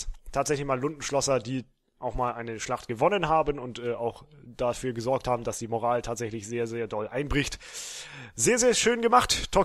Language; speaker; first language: German; native; German